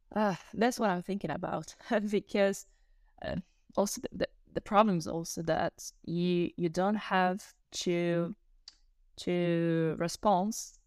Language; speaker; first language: English; non-native, fluent; Italian